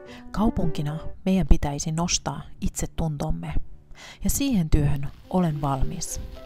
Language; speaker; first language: Finnish; non-native, fluent; English